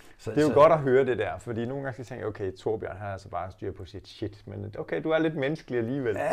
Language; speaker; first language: Danish; native; Danish